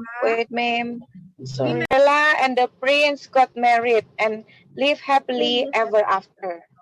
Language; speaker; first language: English; non-native, learner; Indonesian